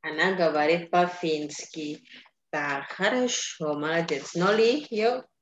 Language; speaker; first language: Russian; non-native, fluent; Indonesian